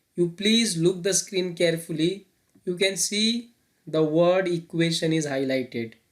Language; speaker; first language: English; non-native, local second language; Nepali